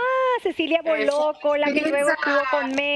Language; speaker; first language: Spanish; native; Spanish